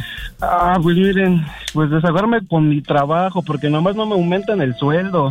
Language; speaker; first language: Spanish; native; Spanish